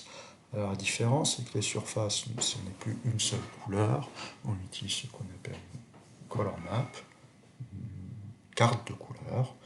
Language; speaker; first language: French; native; French